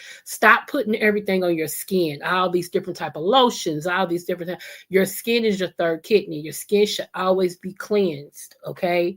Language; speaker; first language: English; native; English